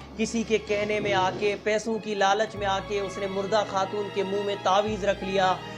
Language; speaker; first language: Hindi; native; Hindi